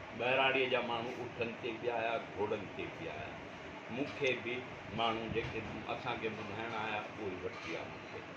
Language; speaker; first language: Sindhi; non-native, local second language; Urdu